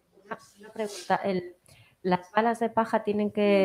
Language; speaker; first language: Spanish; native; Spanish